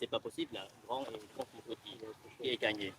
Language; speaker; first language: French; non-native, learner; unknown